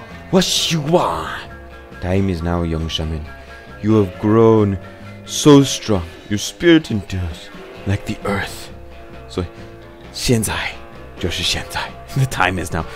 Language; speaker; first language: English; native; English